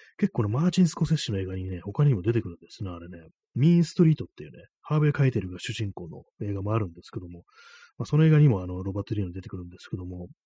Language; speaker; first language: Japanese; native; Japanese